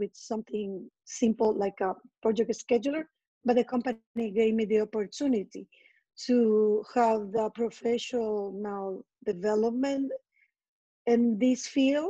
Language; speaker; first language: English; non-native, fluent; Spanish